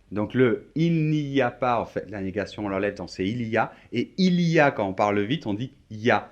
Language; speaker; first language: French; native; French